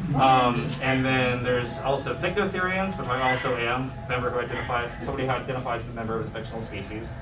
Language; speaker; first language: English; native; English